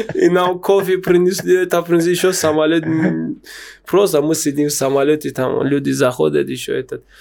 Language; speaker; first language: Russian; non-native, local second language; Tajik